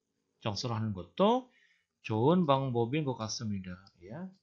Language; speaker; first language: Korean; non-native, fluent; Indonesian